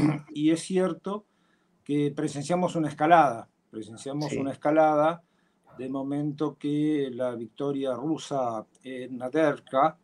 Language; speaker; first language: Spanish; native; Spanish